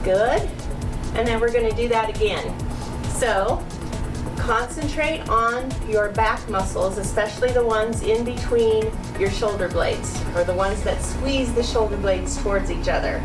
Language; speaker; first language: English; native; English